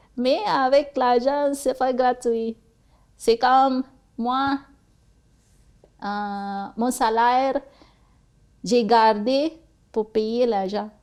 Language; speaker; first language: French; non-native, learner; Cebuano